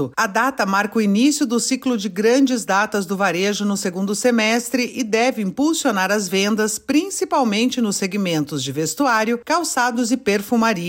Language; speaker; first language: Portuguese; native; Portuguese